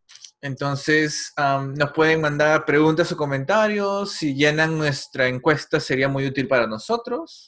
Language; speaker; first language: Spanish; non-native, fluent; English